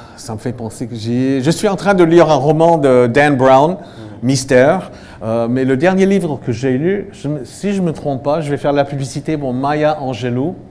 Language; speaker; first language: French; non-native, fluent; English